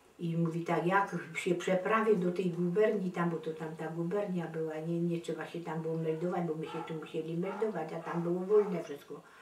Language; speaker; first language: Polish; native; Polish